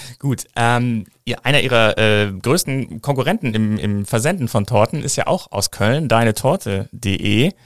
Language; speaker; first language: German; native; German